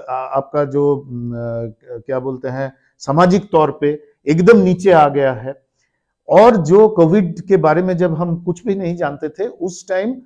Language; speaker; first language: Hindi; non-native, local second language; Bangla